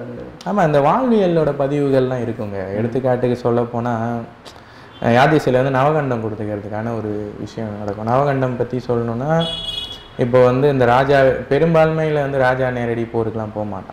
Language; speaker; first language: Tamil; native; Tamil